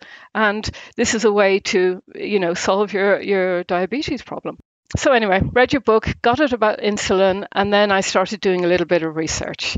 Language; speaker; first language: English; native; English